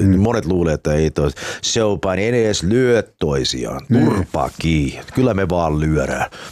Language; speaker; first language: Finnish; early bilingual, heritage; Finnish